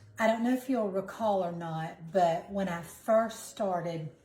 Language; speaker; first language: English; native; English